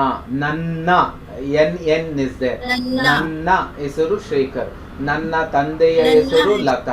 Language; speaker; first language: Kannada; non-native, fluent; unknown